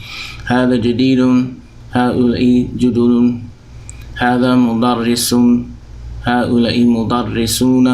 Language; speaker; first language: Arabic; non-native, fluent; English